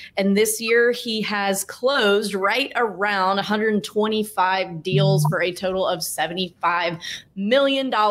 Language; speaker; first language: English; native; English